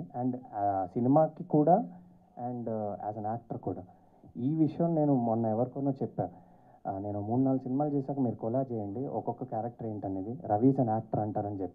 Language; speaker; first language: Telugu; native; Telugu